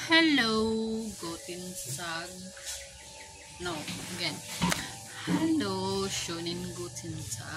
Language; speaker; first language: German; non-native, learner; Filipino